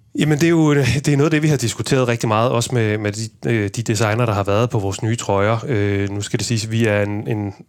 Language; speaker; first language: Danish; native; Danish